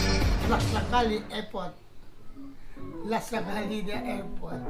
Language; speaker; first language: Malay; non-native, learner; Filipino